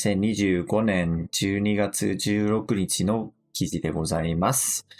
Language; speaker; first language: Japanese; non-native, fluent; English